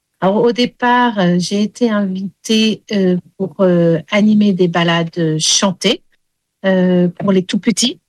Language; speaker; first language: French; early bilingual, heritage; English